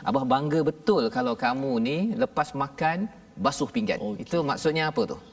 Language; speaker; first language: Malay; native; Malay